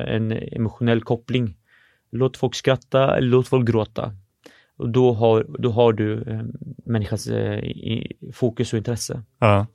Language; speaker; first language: Swedish; early bilingual, other home language; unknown